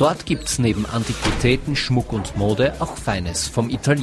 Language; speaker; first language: German; native; German